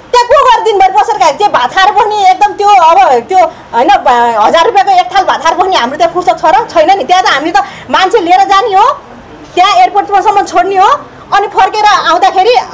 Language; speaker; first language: Nepali; native; Nepali